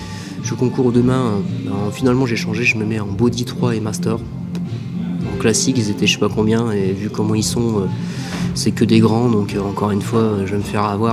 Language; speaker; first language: French; native; French